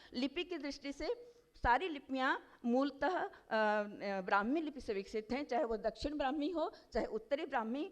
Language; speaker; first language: Hindi; non-native, local second language; Odia